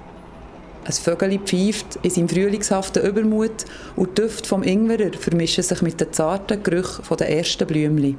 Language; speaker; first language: German; native; German